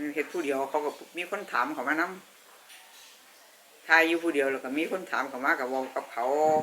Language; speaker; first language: Thai; native; Thai